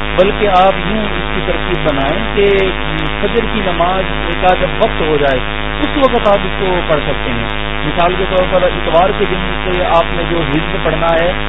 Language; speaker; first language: Urdu; native; Urdu